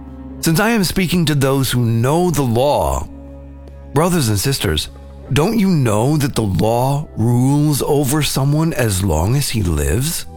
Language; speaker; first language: English; native; English